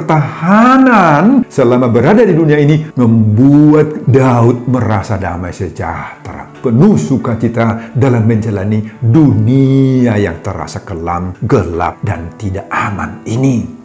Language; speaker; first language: Indonesian; non-native, local second language; Batak Toba